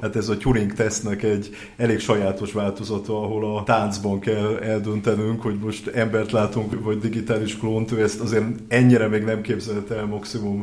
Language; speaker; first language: Hungarian; native; Hungarian